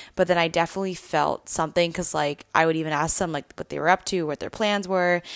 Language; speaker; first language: English; native; English